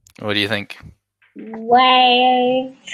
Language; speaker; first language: English; non-native, learner; Turkish